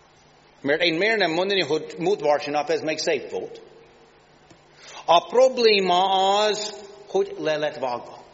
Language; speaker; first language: Hungarian; non-native, learner; English